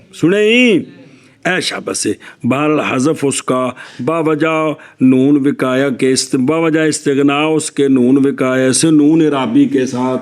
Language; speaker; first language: Hindi; non-native, local second language; Punjabi